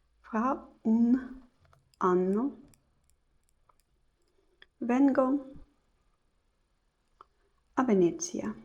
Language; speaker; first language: Italian; non-native, learner; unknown